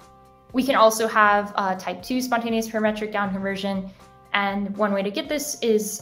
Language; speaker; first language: English; native; English